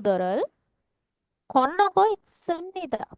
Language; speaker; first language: Korean; non-native, fluent; Sinhala